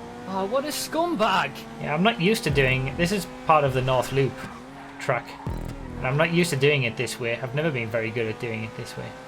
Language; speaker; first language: English; native; English